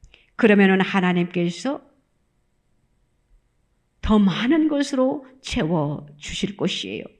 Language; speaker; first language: Korean; native; Korean